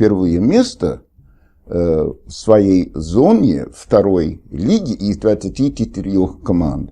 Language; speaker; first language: Russian; non-native, fluent; English